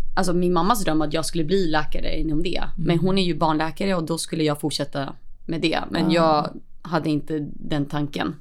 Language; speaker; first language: Swedish; early bilingual, other home language; Spanish